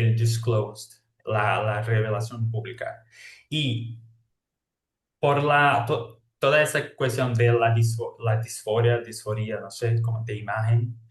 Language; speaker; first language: Spanish; non-native, fluent; Portuguese